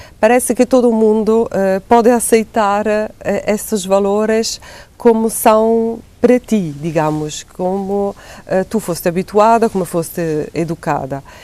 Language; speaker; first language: Portuguese; non-native, fluent; Italian